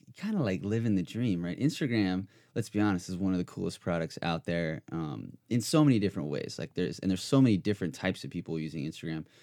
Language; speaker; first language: English; native; English